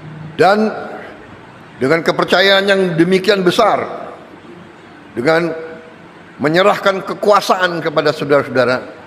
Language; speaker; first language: Indonesian; native; Indonesian